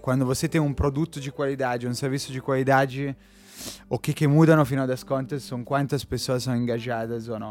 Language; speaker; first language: Portuguese; non-native, fluent; Italian